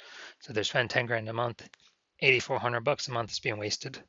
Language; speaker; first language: English; native; English